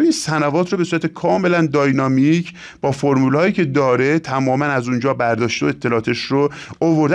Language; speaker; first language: Persian; native; Persian